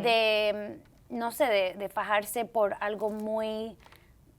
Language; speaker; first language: Spanish; early bilingual, heritage; Spanish